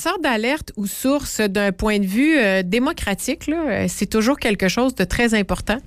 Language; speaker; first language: French; native; French